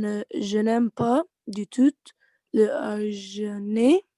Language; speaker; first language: French; non-native, learner; Arabic